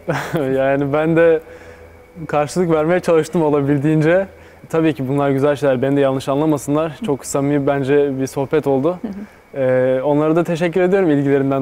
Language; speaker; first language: Turkish; native; Turkish